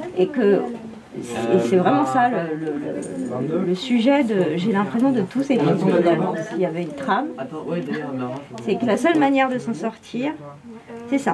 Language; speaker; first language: French; native; French